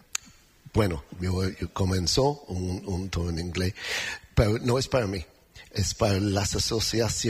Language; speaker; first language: Spanish; non-native, learner; English